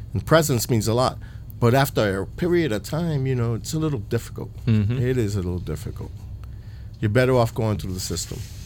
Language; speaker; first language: English; early bilingual, other home language; Spanish